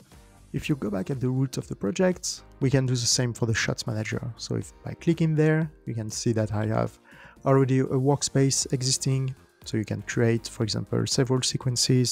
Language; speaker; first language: English; non-native, fluent; French